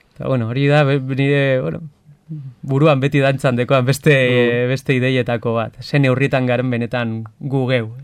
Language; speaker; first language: Basque; non-native, local second language; Spanish